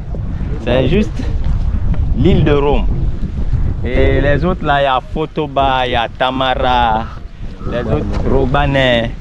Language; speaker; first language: French; non-native, local second language; Susu